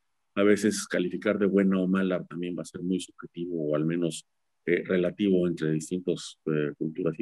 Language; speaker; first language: Spanish; native; Spanish